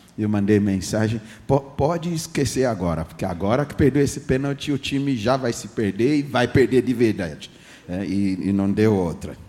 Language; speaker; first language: Portuguese; non-native, fluent; English